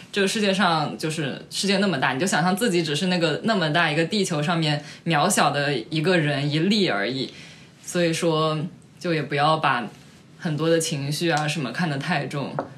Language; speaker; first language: Chinese; native; Chinese